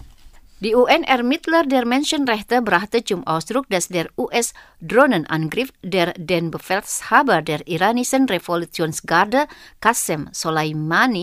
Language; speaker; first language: German; non-native, fluent; Indonesian